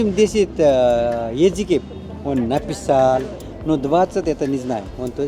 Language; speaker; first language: Russian; non-native, fluent; Nepali